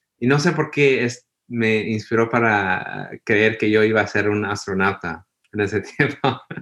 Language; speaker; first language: Spanish; early bilingual, heritage; Spanish